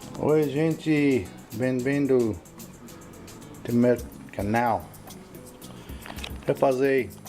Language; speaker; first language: Portuguese; non-native, learner; English